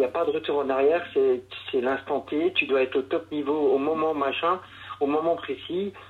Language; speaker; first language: French; native; French